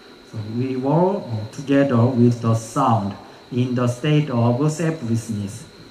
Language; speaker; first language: English; non-native, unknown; Korean